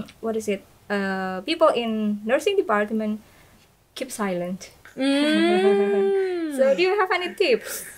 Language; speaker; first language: English; non-native, fluent; Indonesian